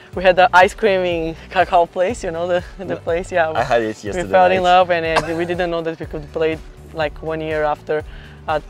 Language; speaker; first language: English; non-native, fluent; Portuguese